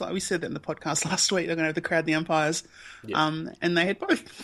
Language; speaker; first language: English; native; English